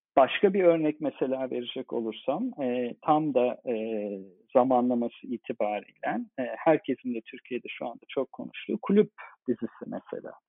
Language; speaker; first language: Turkish; native; Turkish